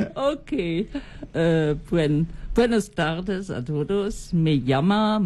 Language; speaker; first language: Spanish; non-native, learner; German